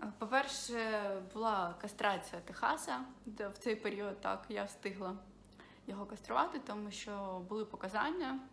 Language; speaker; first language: Ukrainian; non-native, local second language; Russian